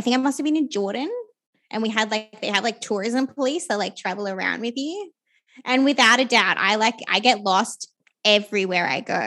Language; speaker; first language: English; native; English